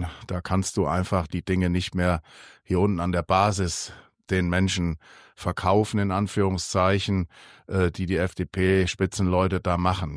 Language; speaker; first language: German; native; German